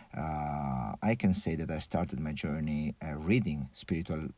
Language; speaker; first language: English; early bilingual, other home language; Italian